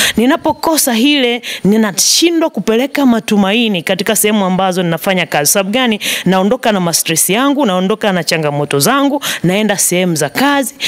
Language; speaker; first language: Swahili; native; Swahili